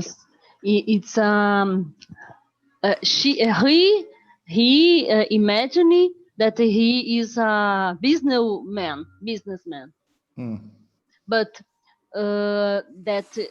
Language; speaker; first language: English; non-native, learner; Portuguese